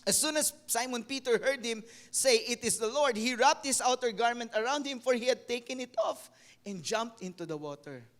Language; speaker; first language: English; non-native, local second language; Filipino